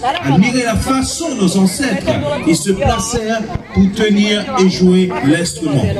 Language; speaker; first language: French; non-native, local second language; Morisyen